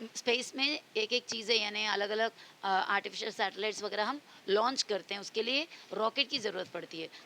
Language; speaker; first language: Hindi; non-native, local second language; Marathi